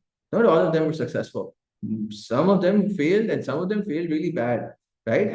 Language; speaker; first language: English; non-native, local second language; Urdu